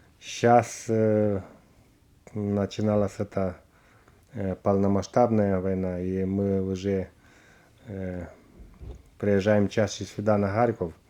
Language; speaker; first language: Russian; non-native, local second language; Romanian